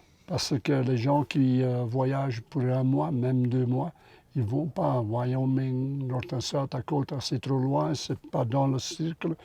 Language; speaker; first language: French; non-native, local second language; Dutch